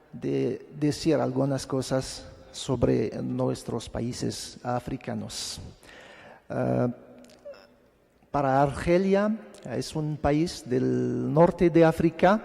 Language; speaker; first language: Spanish; non-native, fluent; Arabic